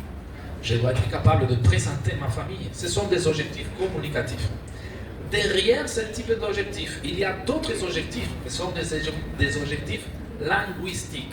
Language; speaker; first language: French; non-native, fluent; Spanish